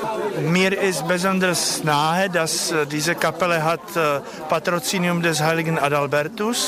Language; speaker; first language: German; non-native, fluent; Czech